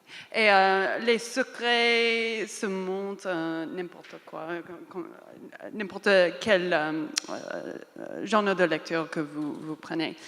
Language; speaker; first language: French; non-native, fluent; English